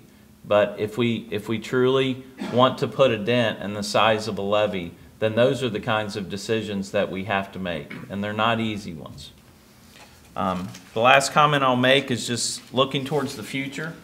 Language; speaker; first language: English; native; English